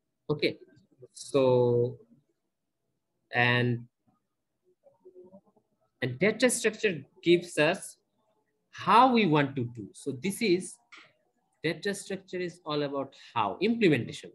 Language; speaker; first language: English; non-native, local second language; Bangla